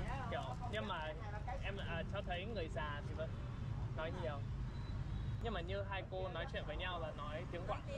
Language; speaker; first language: Vietnamese; non-native, fluent; English